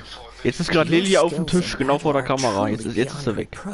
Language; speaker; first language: German; native; German